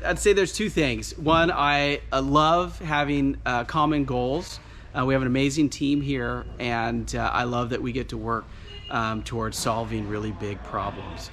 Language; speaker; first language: English; native; English